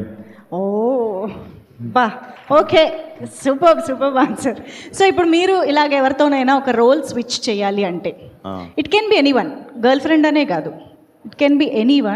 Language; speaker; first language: Telugu; native; Telugu